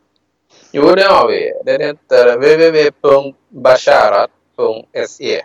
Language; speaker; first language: Swedish; non-native, fluent; Thai